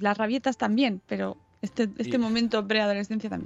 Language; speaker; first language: Spanish; native; Spanish